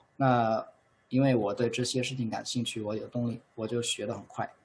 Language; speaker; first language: Chinese; non-native, fluent; English